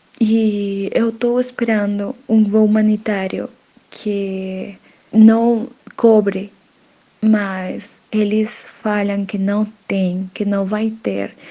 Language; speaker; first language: Portuguese; non-native, learner; Spanish